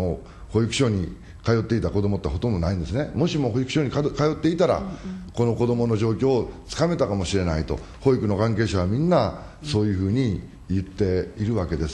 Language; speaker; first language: Japanese; native; Japanese